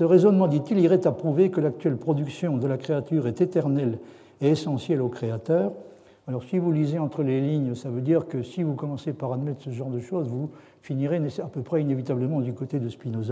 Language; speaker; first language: French; native; French